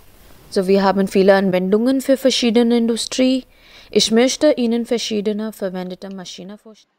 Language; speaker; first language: German; non-native, learner; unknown